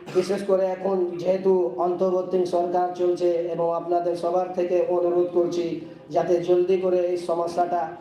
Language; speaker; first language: Bangla; non-native, local second language; Urdu